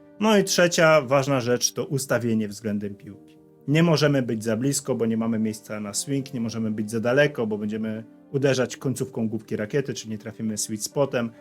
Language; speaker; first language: Polish; native; Polish